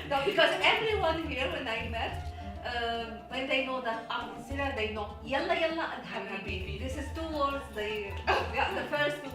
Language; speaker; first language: English; non-native, learner; Arabic